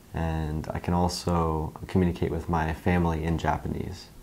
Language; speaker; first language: English; native; English